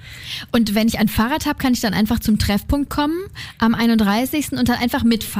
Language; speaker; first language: German; native; German